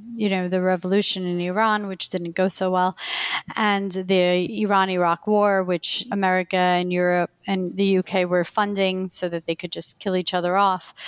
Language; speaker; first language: English; early bilingual, other home language; Persian